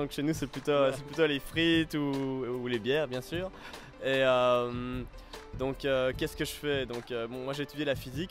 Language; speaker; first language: French; native; French